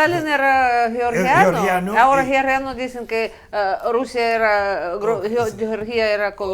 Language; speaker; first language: Spanish; non-native, fluent; Russian